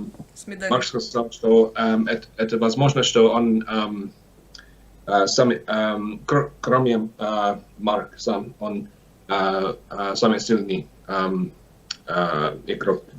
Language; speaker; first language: Russian; non-native, learner; English